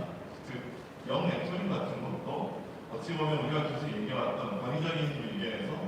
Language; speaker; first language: Korean; native; Korean